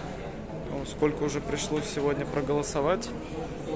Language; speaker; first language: Russian; early bilingual, heritage; Russian